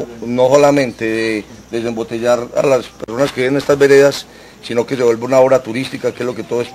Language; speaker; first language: Spanish; native; Spanish